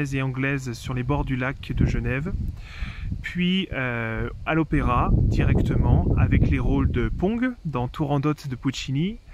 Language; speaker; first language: French; native; French